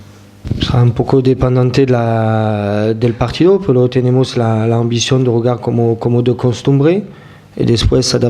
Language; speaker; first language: Spanish; non-native, fluent; French